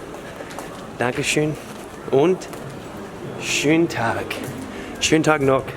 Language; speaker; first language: German; non-native, learner; English